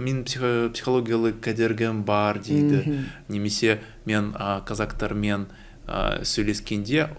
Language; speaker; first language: Kazakh; non-native, learner; Russian